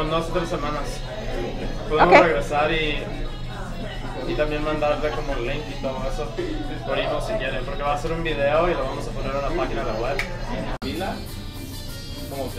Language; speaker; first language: Spanish; early bilingual, other home language; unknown